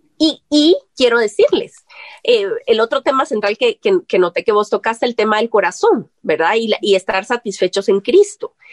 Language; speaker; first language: Spanish; native; Spanish